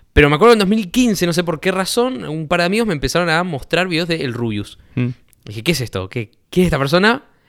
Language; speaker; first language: Spanish; native; Spanish